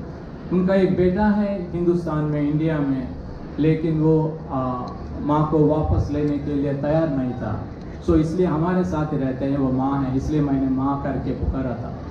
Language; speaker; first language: Hindi; non-native, local second language; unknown